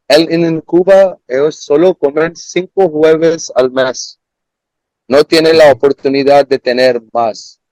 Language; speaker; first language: Spanish; non-native, learner; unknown